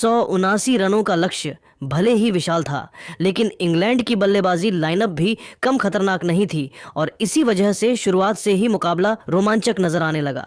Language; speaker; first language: Hindi; native; Hindi